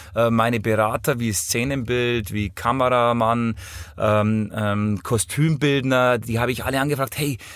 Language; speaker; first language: German; native; German